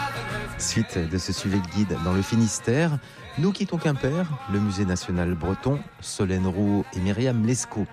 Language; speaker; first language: French; native; French